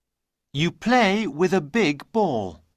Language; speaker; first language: English; non-native, learner; Burmese